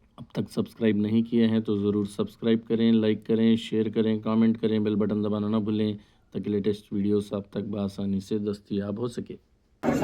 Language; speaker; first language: Urdu; native; Urdu